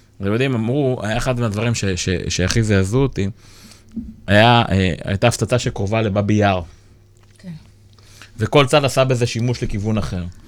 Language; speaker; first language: Hebrew; native; Hebrew